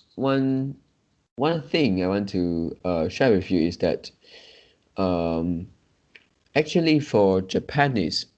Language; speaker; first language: English; non-native, local second language; Chinese